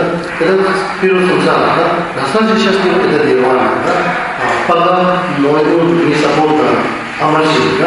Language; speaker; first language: Russian; non-native, learner; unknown